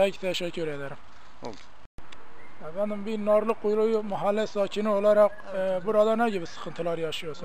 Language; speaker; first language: Turkish; native; Turkish